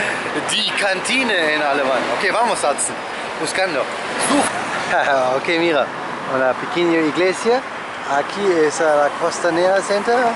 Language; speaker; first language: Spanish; non-native, learner; German